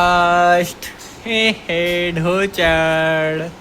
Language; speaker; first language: Hindi; native; Hindi